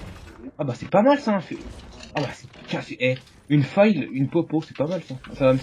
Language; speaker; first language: French; native; French